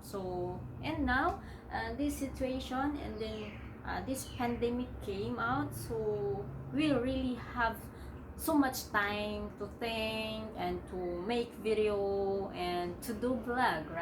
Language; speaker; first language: English; non-native, local second language; Filipino